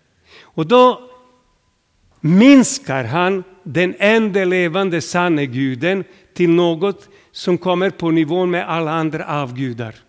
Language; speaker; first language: Swedish; non-native, fluent; Serbian